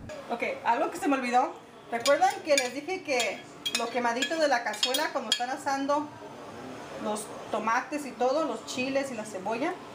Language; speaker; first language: Spanish; native; Spanish